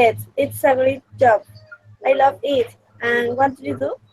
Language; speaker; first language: English; non-native, learner; Spanish